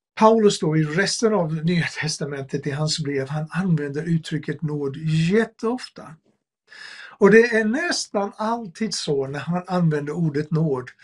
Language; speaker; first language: Swedish; non-native, fluent; English